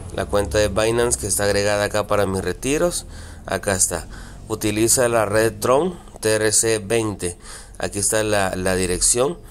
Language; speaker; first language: Spanish; native; Spanish